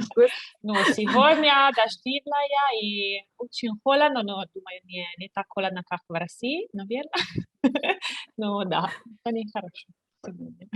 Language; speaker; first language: Russian; non-native, learner; Italian